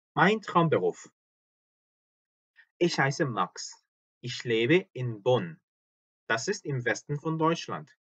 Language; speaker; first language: German; non-native, fluent; Korean